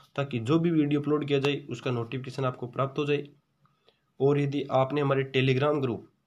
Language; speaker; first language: Hindi; native; Hindi